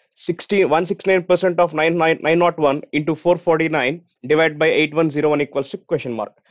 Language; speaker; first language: English; non-native, local second language; Telugu